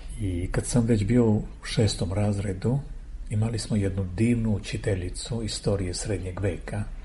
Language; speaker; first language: Serbian; non-native, fluent; Armenian